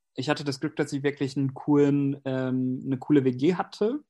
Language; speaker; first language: German; non-native, fluent; English